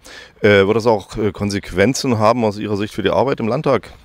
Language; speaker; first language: German; native; German